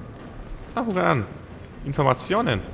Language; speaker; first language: German; native; German